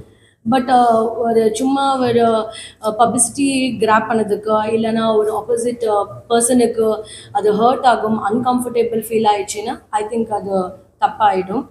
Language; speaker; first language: Tamil; non-native, learner; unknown